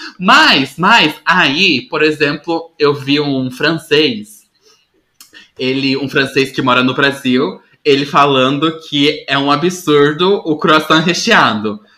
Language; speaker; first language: Portuguese; early bilingual, heritage; Portuguese